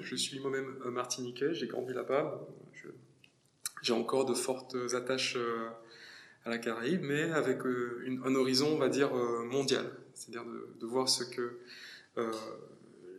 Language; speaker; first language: French; native; French